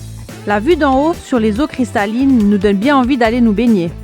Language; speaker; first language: French; native; French